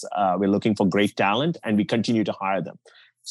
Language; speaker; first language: English; non-native, local second language; Tamil